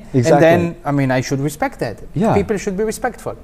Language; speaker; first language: English; non-native, fluent; Hebrew